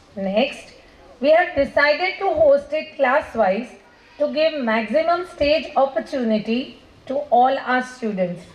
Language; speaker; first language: English; non-native, local second language; Marathi